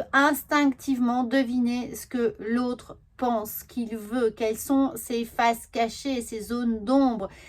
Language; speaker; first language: French; native; French